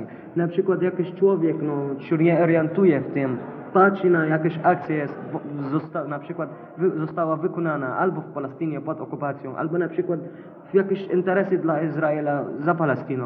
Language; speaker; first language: Polish; non-native, learner; Arabic